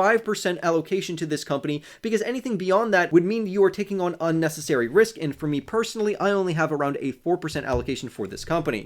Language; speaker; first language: English; native; English